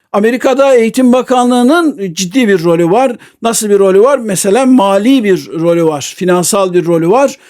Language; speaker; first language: Turkish; native; Turkish